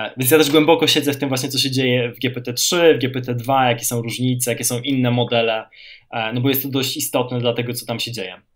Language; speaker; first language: Polish; native; Polish